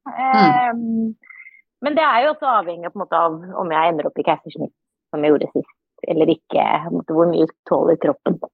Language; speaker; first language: Norwegian; early bilingual, other home language; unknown